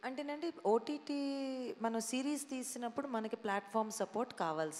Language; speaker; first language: Telugu; native; Telugu